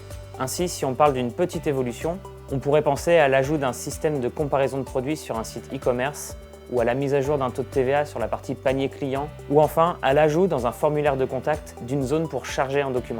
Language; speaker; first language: French; native; French